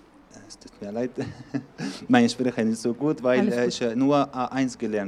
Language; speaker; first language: German; non-native, learner; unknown